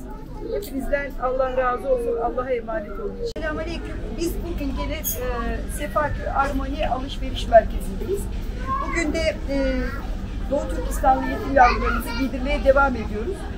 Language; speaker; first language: Turkish; native; Turkish